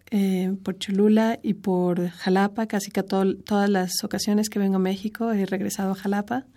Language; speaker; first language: Spanish; native; Spanish